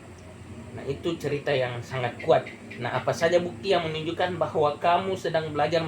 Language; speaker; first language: Indonesian; native; Indonesian